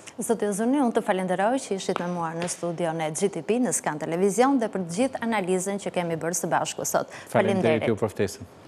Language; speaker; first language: Albanian; native; Albanian